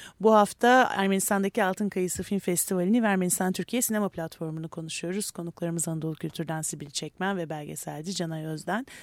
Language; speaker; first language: Turkish; native; Turkish